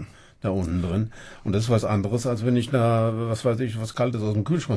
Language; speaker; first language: German; native; German